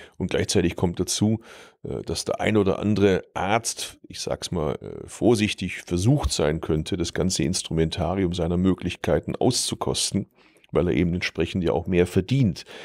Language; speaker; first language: German; early bilingual, other home language; Turkish